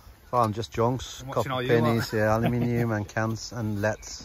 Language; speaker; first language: English; non-native, learner; Turkish